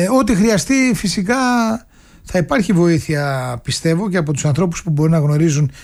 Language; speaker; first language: Greek; native; Greek